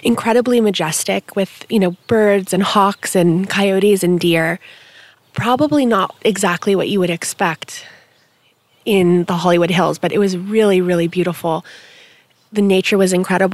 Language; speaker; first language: English; native; English